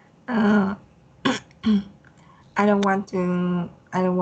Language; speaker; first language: English; non-native, learner; Vietnamese